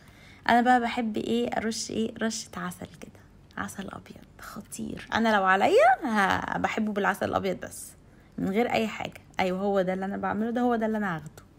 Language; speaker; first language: Arabic; native; Arabic